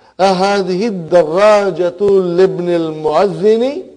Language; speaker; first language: Arabic; non-native, fluent; Urdu